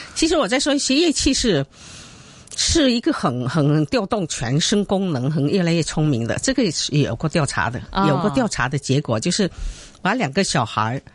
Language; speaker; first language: Chinese; native; Chinese